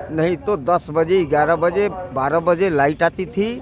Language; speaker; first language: Hindi; native; Hindi